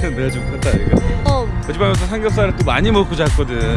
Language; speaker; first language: Korean; native; Korean